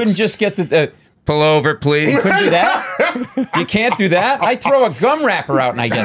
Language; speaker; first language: English; native; English